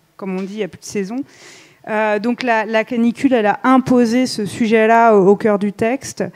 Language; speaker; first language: French; native; French